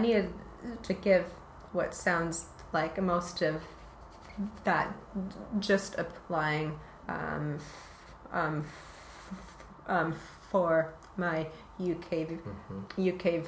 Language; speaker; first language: English; native; English